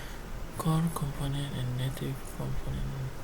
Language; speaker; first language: English; non-native, learner; Indonesian